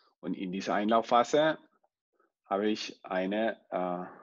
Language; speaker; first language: German; non-native, fluent; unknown